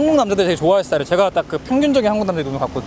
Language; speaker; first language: Korean; native; Korean